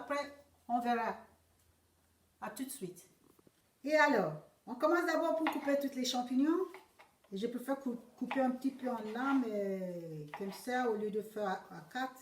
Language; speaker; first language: French; non-native, fluent; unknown